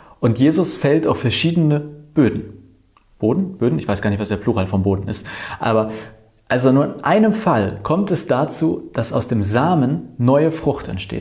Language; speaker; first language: German; native; German